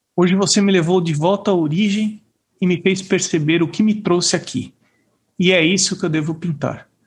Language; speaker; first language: Portuguese; native; Portuguese